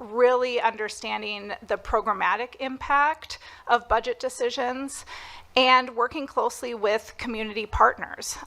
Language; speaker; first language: English; native; English